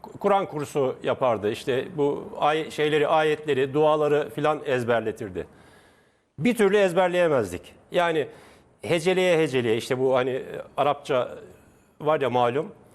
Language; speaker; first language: Turkish; native; Turkish